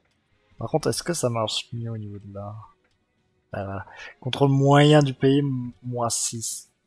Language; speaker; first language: French; native; French